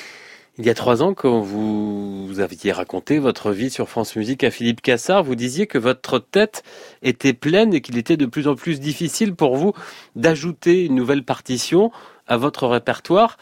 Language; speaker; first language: French; native; French